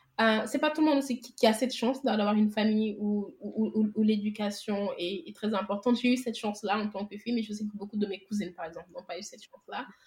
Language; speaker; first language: French; non-native, local second language; Wolof